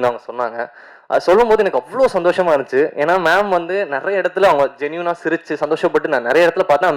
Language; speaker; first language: Tamil; native; Tamil